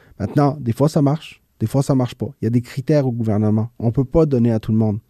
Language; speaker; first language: French; early bilingual, other home language; Spanish